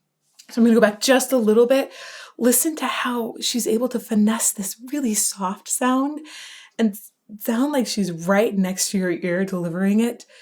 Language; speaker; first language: English; native; English